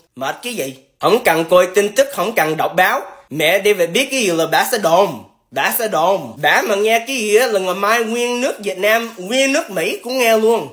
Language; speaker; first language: Vietnamese; early bilingual, heritage; Vietnamese